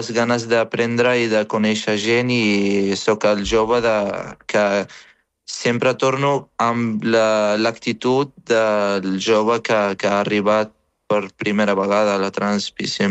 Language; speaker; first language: Catalan; non-native, fluent; Arabic